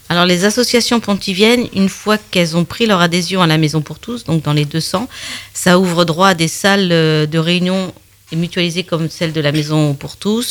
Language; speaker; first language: French; native; French